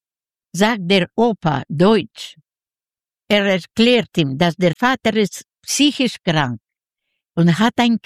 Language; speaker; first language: German; non-native, fluent; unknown